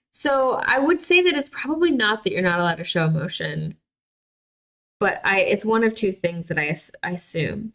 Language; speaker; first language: English; native; English